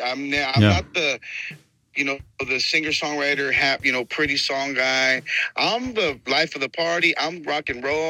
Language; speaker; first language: English; early bilingual, other home language; Spanish